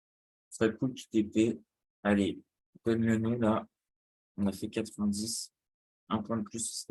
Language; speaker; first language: French; native; French